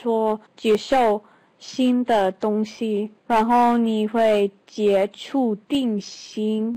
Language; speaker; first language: Chinese; non-native, learner; English